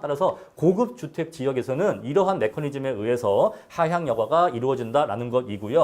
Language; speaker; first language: Korean; native; Korean